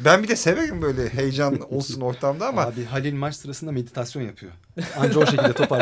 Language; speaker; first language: Turkish; native; Turkish